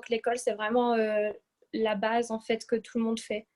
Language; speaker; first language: French; early bilingual, other home language; Portuguese